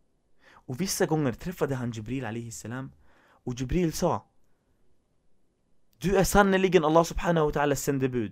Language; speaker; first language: Swedish; early bilingual, other home language; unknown